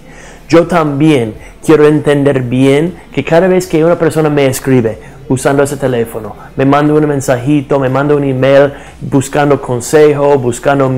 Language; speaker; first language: Spanish; non-native, learner; English